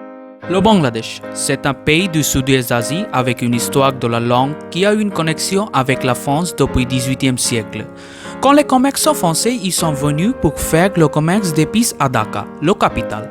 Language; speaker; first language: French; non-native, fluent; Bangla